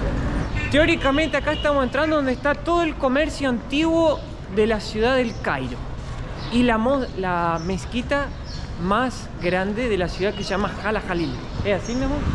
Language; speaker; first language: Spanish; native; Spanish